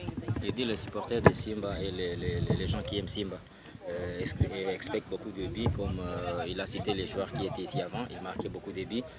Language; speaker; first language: French; non-native, fluent; Swahili